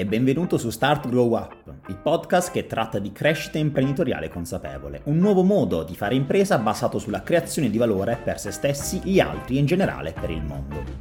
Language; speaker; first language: Italian; native; Italian